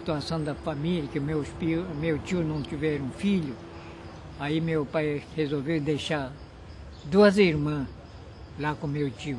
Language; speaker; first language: Portuguese; early bilingual, other home language; Japanese